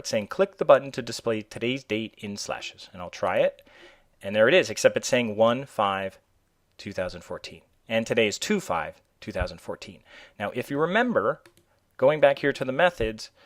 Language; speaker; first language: English; native; English